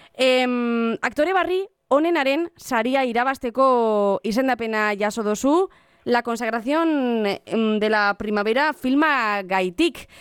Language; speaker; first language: Basque; native; Basque